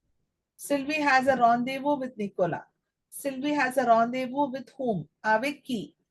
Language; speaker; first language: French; non-native, fluent; Telugu